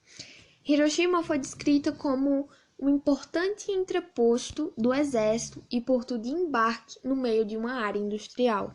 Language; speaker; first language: Portuguese; native; Portuguese